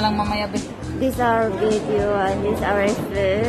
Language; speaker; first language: English; non-native, local second language; Filipino